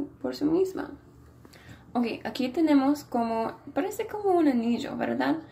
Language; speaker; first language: Spanish; non-native, fluent; English